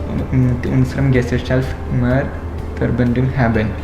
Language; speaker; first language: German; non-native, learner; Malayalam